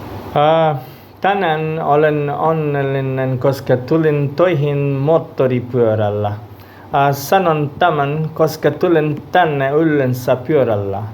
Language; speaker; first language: Finnish; non-native, learner; Portuguese